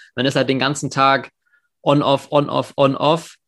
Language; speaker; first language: German; early bilingual, other home language; English